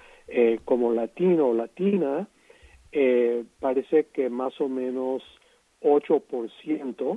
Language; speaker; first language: Spanish; non-native, fluent; English